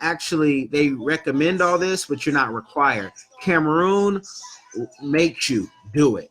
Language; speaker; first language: English; native; English